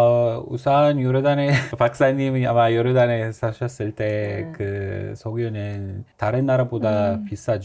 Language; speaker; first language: Korean; non-native, fluent; Arabic